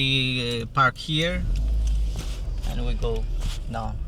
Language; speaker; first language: English; non-native, learner; Nepali